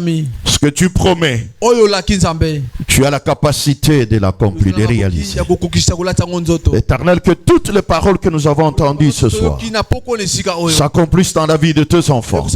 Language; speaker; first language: French; non-native, local second language; Lingala